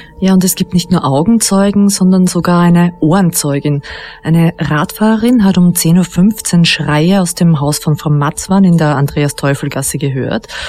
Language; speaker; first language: German; native; German